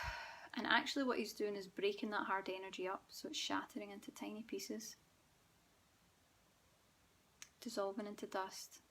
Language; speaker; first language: English; native; English